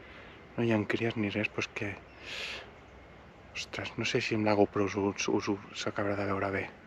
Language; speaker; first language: Catalan; native; Catalan